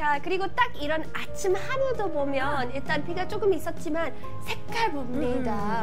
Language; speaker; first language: Korean; non-native, learner; English